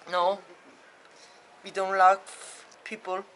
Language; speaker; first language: English; non-native, fluent; Danish